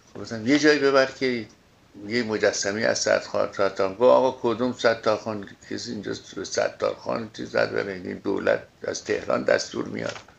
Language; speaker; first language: Persian; native; Persian